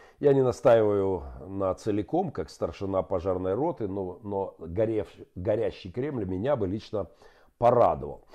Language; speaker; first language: Russian; native; Russian